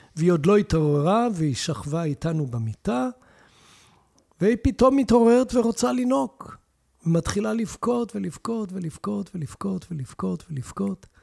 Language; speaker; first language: Hebrew; native; Hebrew